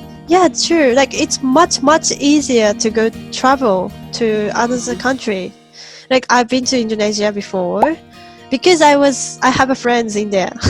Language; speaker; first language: English; non-native, fluent; Japanese